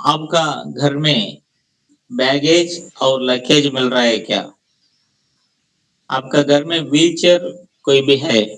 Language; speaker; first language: Hindi; non-native, local second language; Telugu